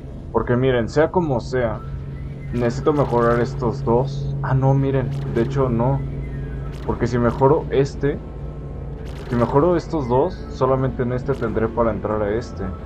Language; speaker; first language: Spanish; native; Spanish